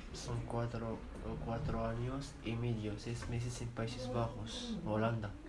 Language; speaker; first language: Spanish; non-native, learner; Arabic